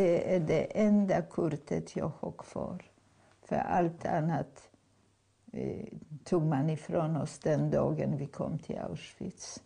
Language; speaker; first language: Swedish; non-native, fluent; Polish